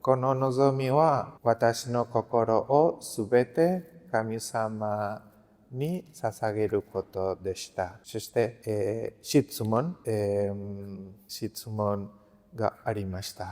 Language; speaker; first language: Japanese; non-native, learner; Spanish